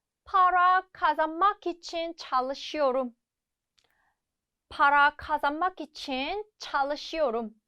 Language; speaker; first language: Turkish; non-native, fluent; Korean